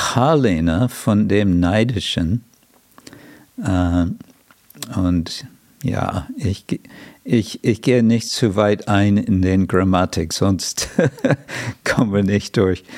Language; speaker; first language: German; non-native, fluent; English